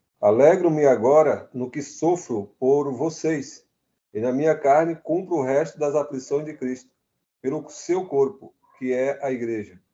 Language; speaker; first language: Portuguese; native; Portuguese